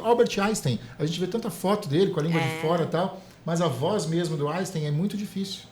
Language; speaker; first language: Portuguese; native; Portuguese